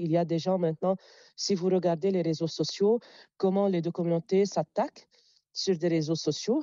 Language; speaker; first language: French; non-native, local second language; Arabic